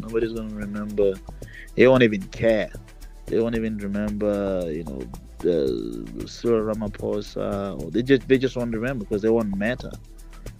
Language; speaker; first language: English; non-native, local second language; Tswana